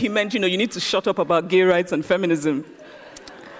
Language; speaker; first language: English; non-native, local second language; Igbo